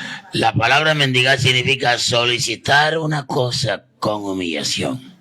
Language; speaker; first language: Spanish; native; Spanish